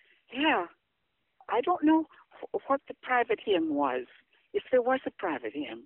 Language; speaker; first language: English; native; English